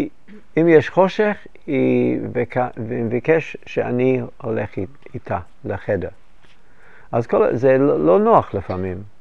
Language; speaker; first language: Hebrew; non-native, fluent; English